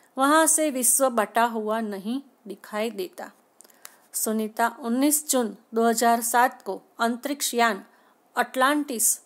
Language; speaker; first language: Hindi; non-native, local second language; Gujarati